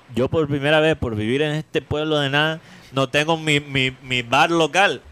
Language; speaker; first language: Spanish; native; Spanish